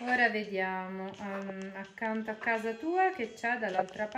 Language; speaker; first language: Italian; native; Italian